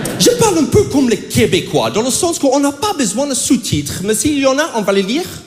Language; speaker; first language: French; non-native, fluent; English